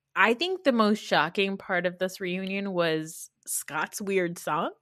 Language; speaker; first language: English; early bilingual, other home language; Hindi